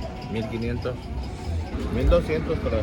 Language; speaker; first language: Spanish; native; Spanish